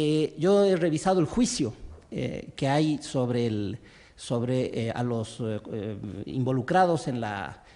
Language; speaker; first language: Spanish; native; Spanish